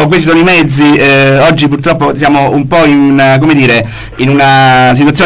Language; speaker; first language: Italian; native; Italian